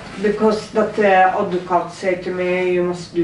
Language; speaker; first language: English; non-native, learner; Norwegian